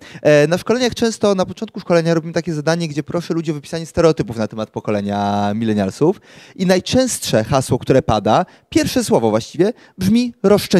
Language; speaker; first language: Polish; native; Polish